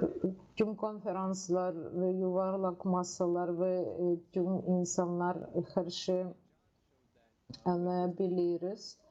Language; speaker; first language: Turkish; non-native, learner; Russian